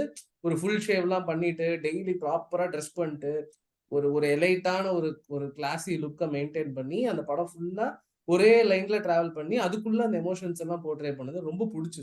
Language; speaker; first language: Tamil; native; Tamil